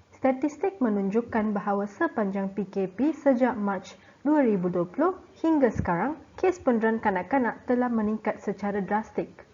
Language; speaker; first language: Malay; non-native, local second language; Tamil